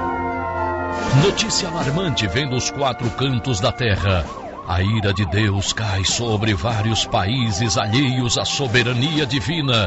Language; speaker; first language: Portuguese; native; Portuguese